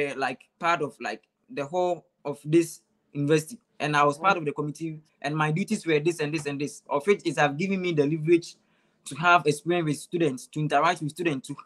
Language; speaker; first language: English; non-native, local second language; Akan